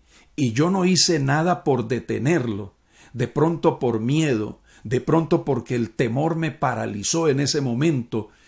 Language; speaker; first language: Spanish; native; Spanish